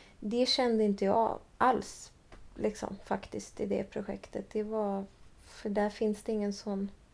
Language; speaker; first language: Swedish; native; Swedish